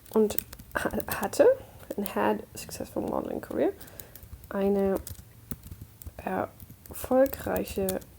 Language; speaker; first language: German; non-native, fluent; English